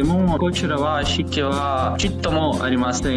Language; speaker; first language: Japanese; non-native, fluent; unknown